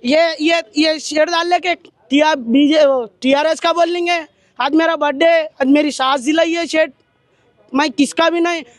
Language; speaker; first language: Hindi; non-native, local second language; Telugu